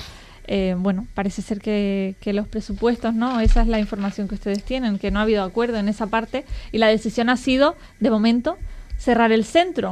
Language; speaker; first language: Spanish; native; Spanish